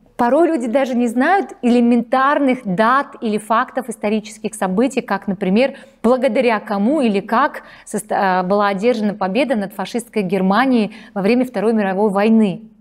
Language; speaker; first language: Russian; native; Russian